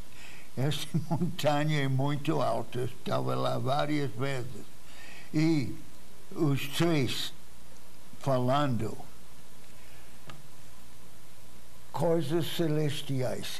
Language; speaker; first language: Portuguese; non-native, fluent; English